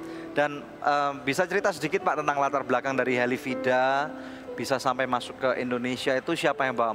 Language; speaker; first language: Indonesian; native; Indonesian